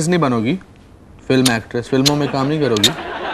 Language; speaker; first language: Hindi; native; Hindi